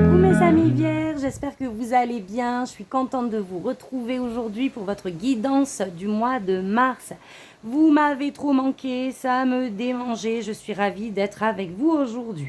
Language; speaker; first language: French; native; French